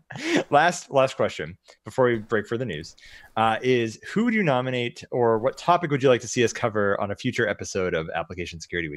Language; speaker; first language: English; native; English